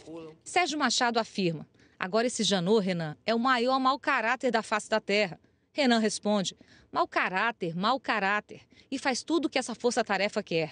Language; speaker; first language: Portuguese; native; Portuguese